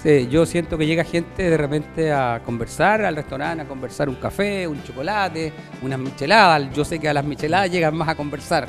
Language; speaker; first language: Spanish; native; Spanish